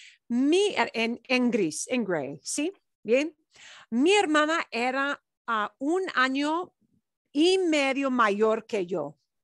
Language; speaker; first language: Spanish; non-native, fluent; English